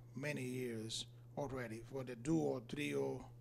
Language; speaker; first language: English; non-native, fluent; Spanish